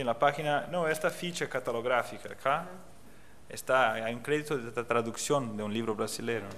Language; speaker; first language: Spanish; non-native, fluent; Portuguese